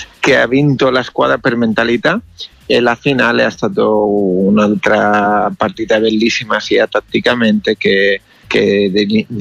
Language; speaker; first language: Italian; non-native, learner; Spanish